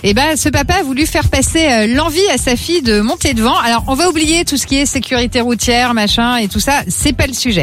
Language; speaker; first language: French; native; French